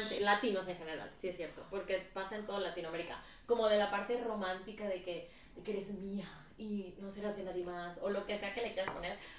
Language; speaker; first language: Spanish; early bilingual, heritage; Spanish